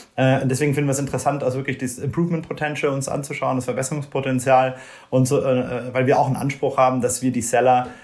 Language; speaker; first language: German; native; German